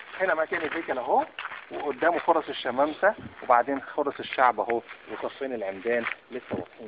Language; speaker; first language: Arabic; native; Arabic